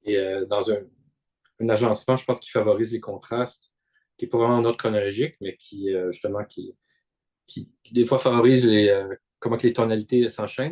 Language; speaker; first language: French; native; French